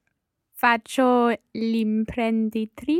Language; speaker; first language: Italian; non-native, learner; English